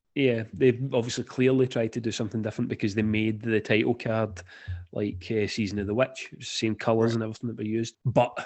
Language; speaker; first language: English; native; English